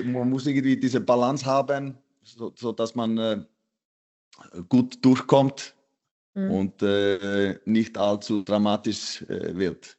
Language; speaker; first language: German; non-native, fluent; Icelandic